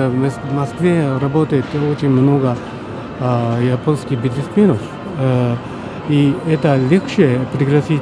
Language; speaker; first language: Russian; non-native, fluent; Japanese